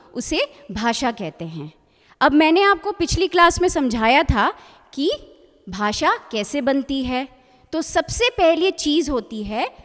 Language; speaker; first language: Hindi; native; Hindi